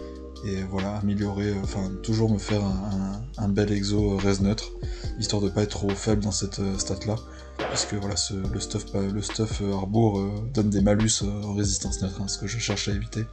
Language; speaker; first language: French; native; French